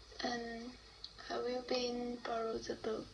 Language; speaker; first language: English; non-native, learner; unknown